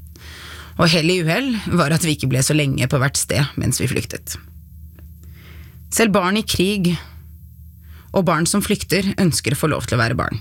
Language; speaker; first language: Norwegian; early bilingual, other home language; Arabic